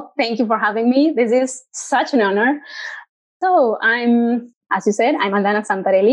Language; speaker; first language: English; non-native, fluent; Spanish